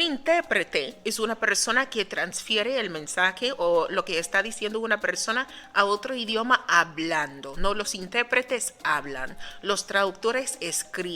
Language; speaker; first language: Spanish; non-native, fluent; English